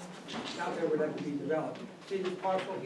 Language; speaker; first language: English; native; English